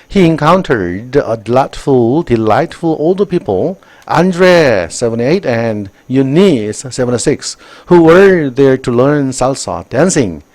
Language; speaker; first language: English; non-native, fluent; Korean